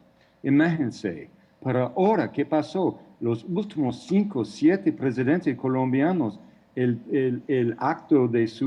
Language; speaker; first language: Spanish; non-native, fluent; English